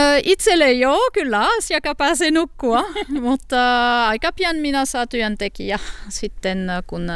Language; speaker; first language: Finnish; non-native, learner; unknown